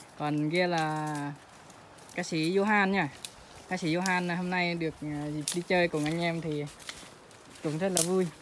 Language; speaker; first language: Vietnamese; non-native, local second language; Jarai